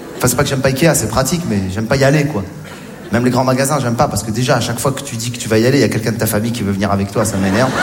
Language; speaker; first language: French; native; French